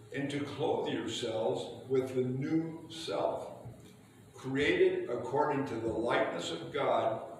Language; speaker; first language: English; native; English